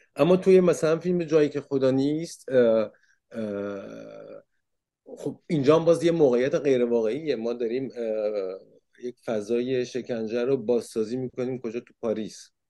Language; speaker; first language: Persian; early bilingual, heritage; Persian